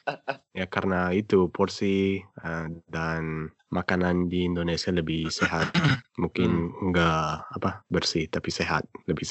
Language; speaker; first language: Indonesian; non-native, learner; English